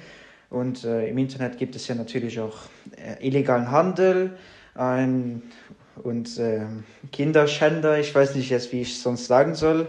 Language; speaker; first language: German; non-native, local second language; Luxembourgish